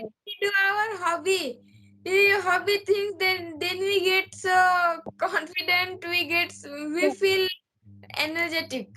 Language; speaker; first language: English; non-native, learner; Marathi